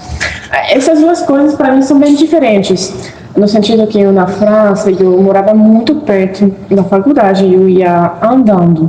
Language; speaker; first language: Portuguese; non-native, fluent; French